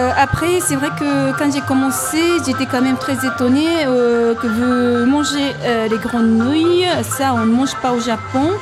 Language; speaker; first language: French; non-native, learner; Japanese